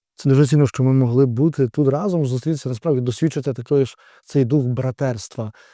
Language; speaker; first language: Ukrainian; native; Ukrainian